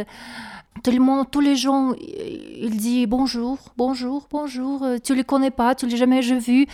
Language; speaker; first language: French; non-native, learner; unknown